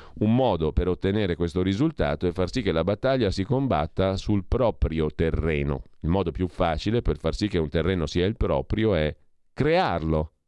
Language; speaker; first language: Italian; native; Italian